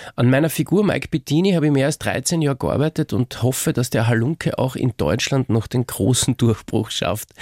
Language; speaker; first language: German; native; German